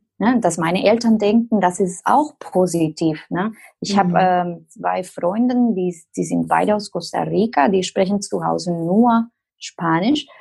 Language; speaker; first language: German; non-native, fluent; Spanish